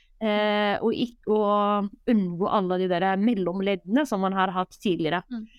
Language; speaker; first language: Norwegian; non-native, fluent; Arabic